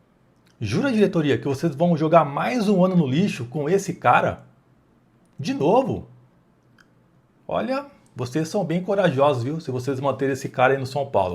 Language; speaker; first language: Portuguese; native; Portuguese